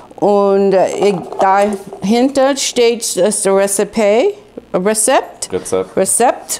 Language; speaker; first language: German; non-native, fluent; English